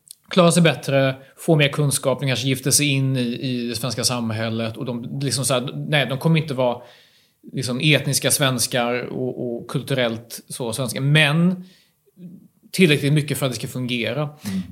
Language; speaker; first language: Swedish; native; Swedish